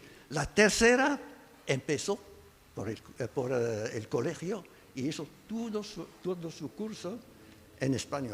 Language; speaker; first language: Spanish; non-native, fluent; Arabic